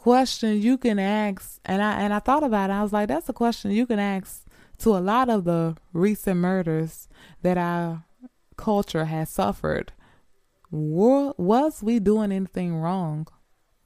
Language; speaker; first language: English; native; English